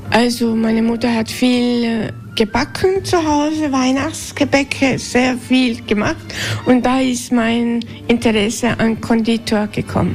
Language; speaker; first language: German; early bilingual, heritage; Spanish